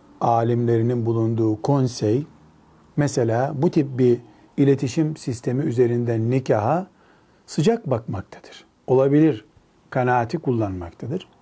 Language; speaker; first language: Turkish; native; Turkish